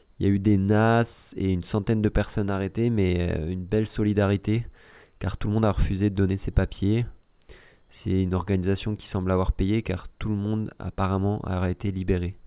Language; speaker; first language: French; native; French